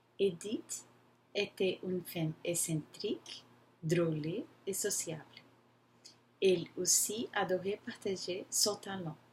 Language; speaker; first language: French; non-native, learner; Portuguese